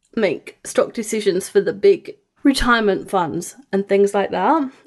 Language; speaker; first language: English; native; English